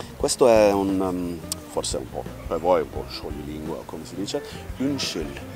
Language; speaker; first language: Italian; non-native, fluent; Norwegian